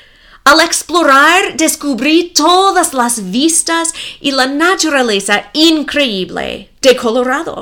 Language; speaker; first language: Spanish; non-native, fluent; English